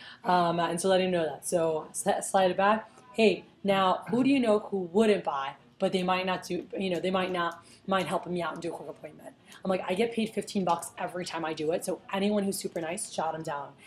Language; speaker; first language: English; early bilingual, other home language; Spanish